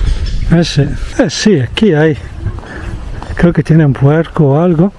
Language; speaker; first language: Spanish; non-native, fluent; Italian